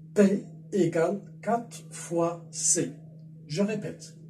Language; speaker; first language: French; non-native, local second language; Arabic